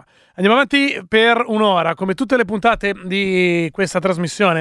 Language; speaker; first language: Italian; native; Italian